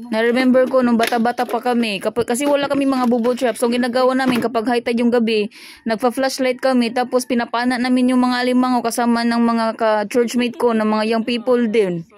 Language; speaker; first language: Filipino; non-native, local second language; Cebuano